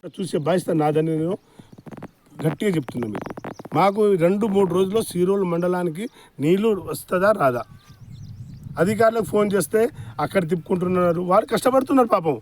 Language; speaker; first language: Telugu; non-native, local second language; Lambadi